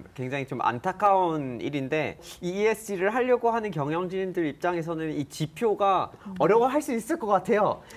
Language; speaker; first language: Korean; native; Korean